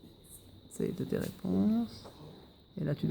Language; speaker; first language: French; native; French